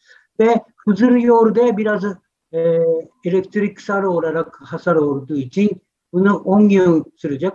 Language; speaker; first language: Turkish; non-native, fluent; Japanese